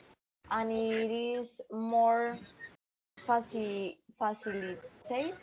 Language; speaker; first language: English; non-native, learner; Spanish